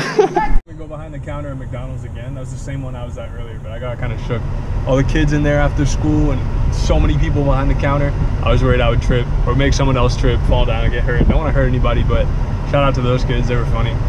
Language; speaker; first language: English; native; English